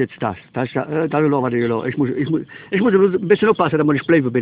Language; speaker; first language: German; non-native, local second language; Luxembourgish